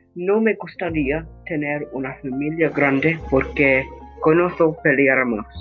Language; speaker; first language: Spanish; non-native, learner; English